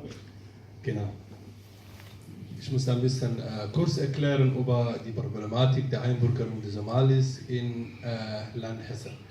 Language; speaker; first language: German; non-native, fluent; Somali